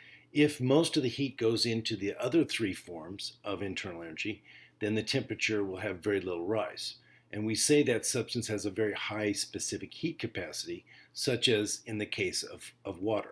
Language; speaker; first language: English; native; English